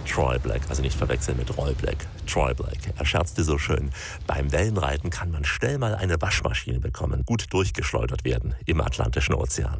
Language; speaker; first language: German; native; German